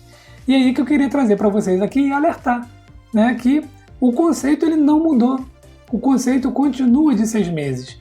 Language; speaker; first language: Portuguese; native; Portuguese